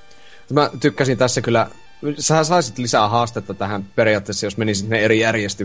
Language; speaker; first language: Finnish; native; Finnish